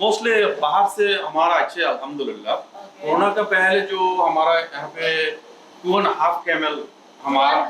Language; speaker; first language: Hindi; non-native, fluent; Bangla